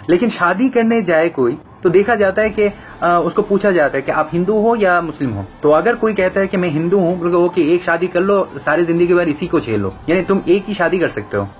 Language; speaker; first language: Hindi; non-native, fluent; Bangla